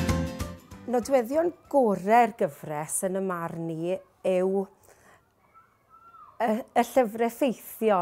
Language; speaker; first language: Welsh; native; Welsh